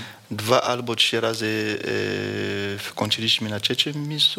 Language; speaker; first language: Polish; non-native, fluent; Lingala